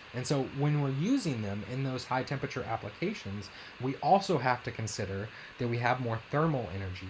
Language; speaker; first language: English; native; English